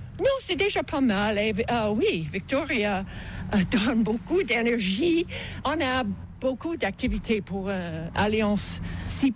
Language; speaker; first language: French; non-native, local second language; English